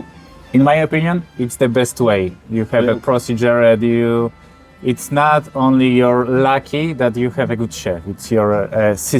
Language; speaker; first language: English; non-native, learner; Polish